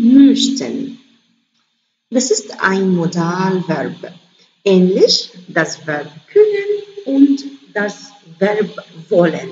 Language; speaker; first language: German; non-native, learner; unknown